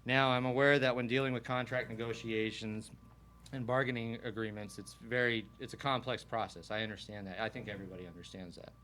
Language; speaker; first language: English; native; English